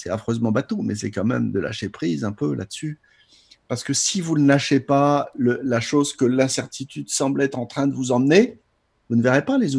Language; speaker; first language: French; native; French